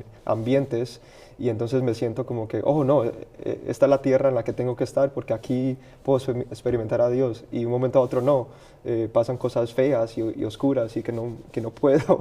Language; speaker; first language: Spanish; early bilingual, heritage; Spanish